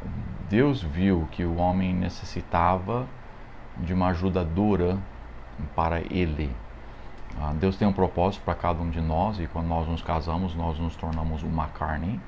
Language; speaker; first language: Portuguese; non-native, fluent; English